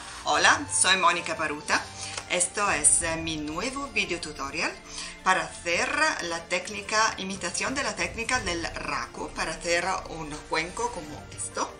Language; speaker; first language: Spanish; non-native, learner; Italian